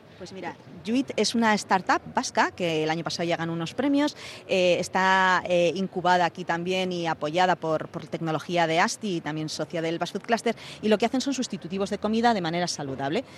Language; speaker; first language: Spanish; native; Spanish